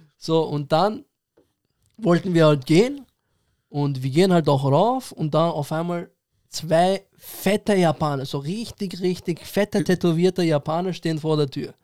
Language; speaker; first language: German; early bilingual, other home language; Persian